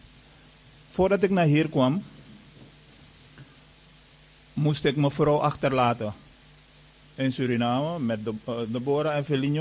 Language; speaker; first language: Dutch; non-native, fluent; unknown